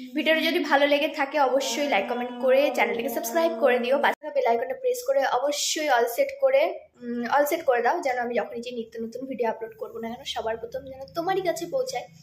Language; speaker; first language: Bangla; non-native, local second language; Santali